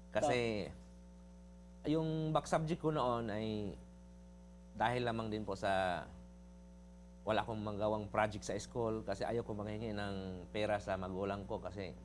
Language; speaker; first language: Filipino; non-native, local second language; Cebuano